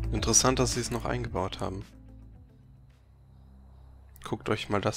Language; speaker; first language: German; native; German